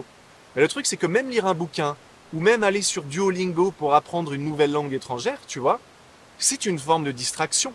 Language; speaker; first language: French; native; French